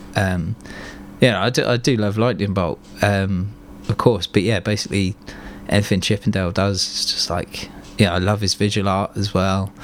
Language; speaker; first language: English; native; English